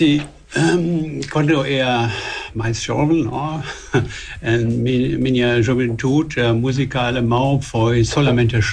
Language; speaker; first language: Portuguese; non-native, learner; German